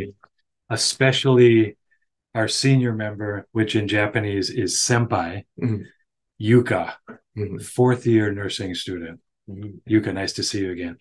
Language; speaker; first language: English; non-native, fluent; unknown